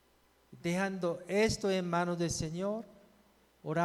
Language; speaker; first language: Spanish; non-native, fluent; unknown